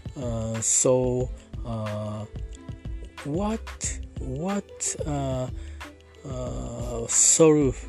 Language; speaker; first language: English; non-native, learner; Japanese